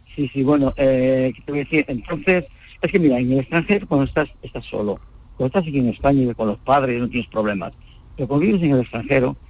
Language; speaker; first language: Spanish; native; Spanish